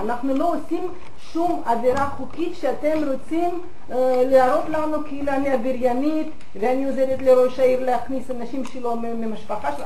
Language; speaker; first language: Hebrew; non-native, fluent; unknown